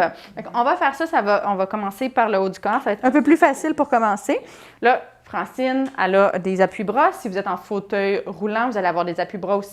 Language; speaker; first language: French; native; French